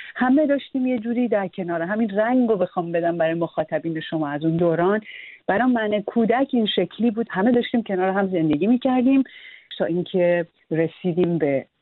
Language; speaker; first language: Persian; native; Persian